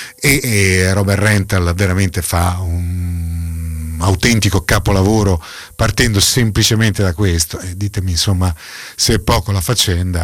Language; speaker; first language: Italian; native; Italian